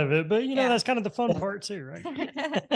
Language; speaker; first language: English; native; English